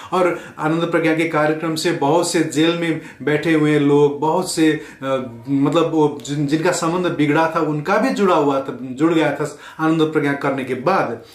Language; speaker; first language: Hindi; non-native, fluent; Nepali